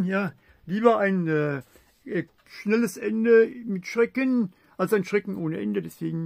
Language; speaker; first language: German; native; German